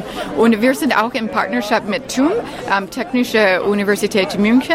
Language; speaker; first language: German; non-native, learner; English